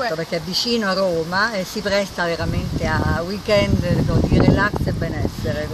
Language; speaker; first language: Italian; native; Italian